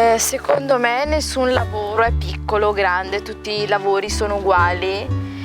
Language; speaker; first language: Italian; early bilingual, other home language; Punjabi